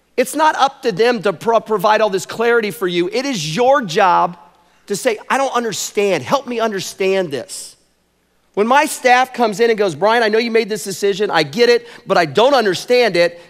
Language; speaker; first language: English; native; English